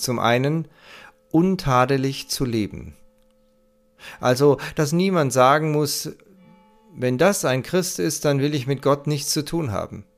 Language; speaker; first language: German; native; German